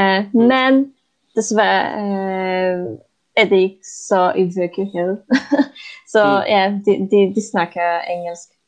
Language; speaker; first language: Danish; non-native, fluent; Polish